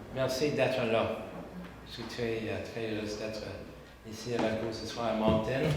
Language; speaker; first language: French; non-native, local second language; English